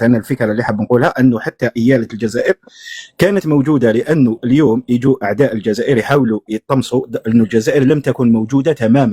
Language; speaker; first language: Arabic; native; Arabic